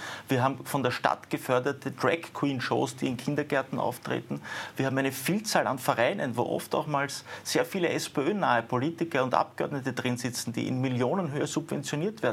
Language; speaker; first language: German; native; German